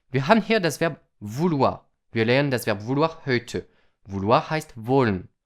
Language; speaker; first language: German; non-native, fluent; French